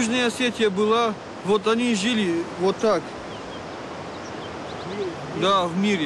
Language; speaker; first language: Russian; native; Russian